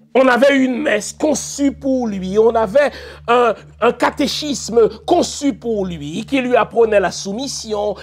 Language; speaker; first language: French; non-native, local second language; Haitian Creole